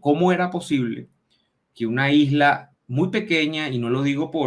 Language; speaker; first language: Spanish; native; Spanish